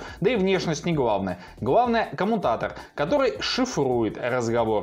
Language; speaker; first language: Russian; native; Russian